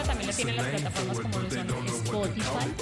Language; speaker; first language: Spanish; native; Spanish